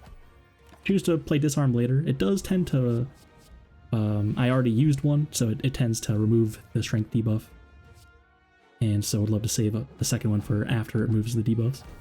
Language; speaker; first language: English; native; English